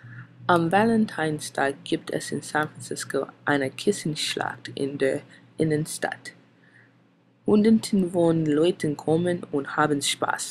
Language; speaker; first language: German; non-native, learner; English